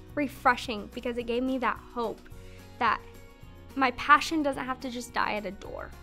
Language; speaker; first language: English; native; English